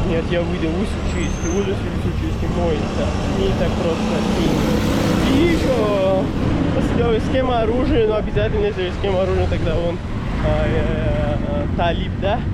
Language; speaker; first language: Russian; non-native, learner; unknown